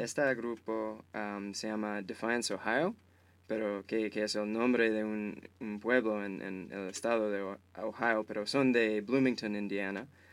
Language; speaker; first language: Spanish; non-native, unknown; English